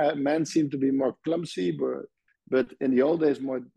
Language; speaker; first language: English; non-native, fluent; Dutch